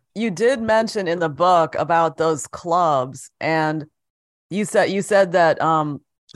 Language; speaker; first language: English; native; English